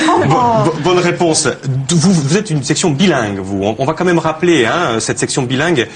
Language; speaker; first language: French; native; French